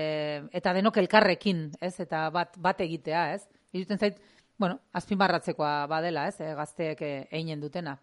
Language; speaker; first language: Basque; native; Basque